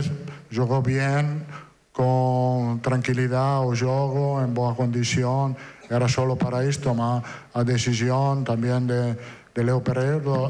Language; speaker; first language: Portuguese; non-native, fluent; Italian